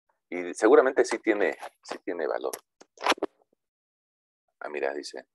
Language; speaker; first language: Spanish; native; Spanish